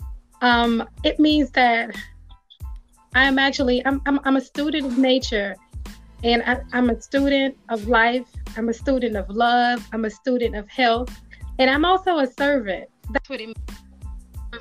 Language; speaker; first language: English; native; English